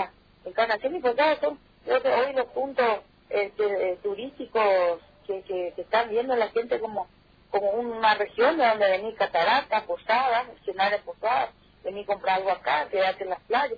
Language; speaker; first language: Spanish; native; Spanish